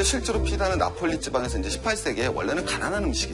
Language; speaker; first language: Korean; native; Korean